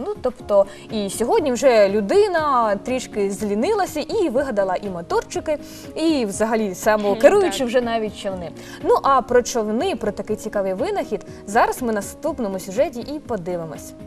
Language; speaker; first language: Ukrainian; native; Ukrainian